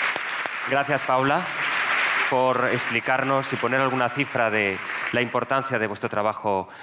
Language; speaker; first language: Spanish; native; Spanish